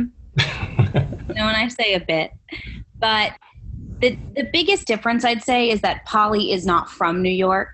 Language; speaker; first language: English; native; English